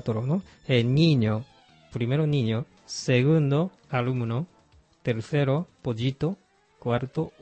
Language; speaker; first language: Spanish; non-native, fluent; Japanese